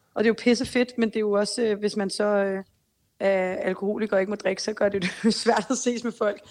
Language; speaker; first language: Danish; native; Danish